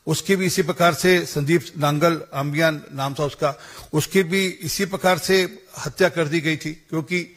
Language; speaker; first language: Hindi; non-native, local second language; Punjabi